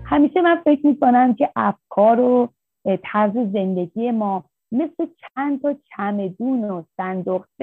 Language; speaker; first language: Persian; native; Persian